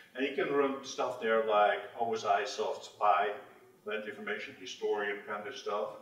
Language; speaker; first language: English; non-native, fluent; Dutch